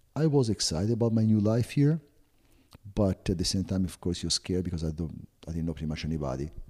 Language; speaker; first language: English; non-native, fluent; Italian